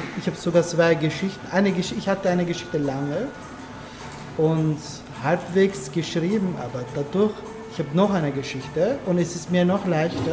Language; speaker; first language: German; non-native, learner; Turkish